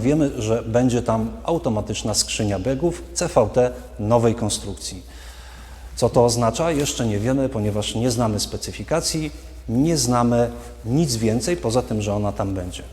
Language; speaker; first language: Polish; native; Polish